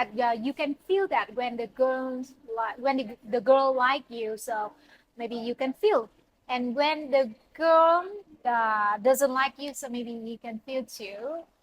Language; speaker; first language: English; non-native, learner; Vietnamese